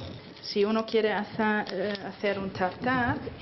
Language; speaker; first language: Spanish; non-native, fluent; German